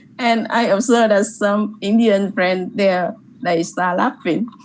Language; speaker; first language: English; non-native, learner; Vietnamese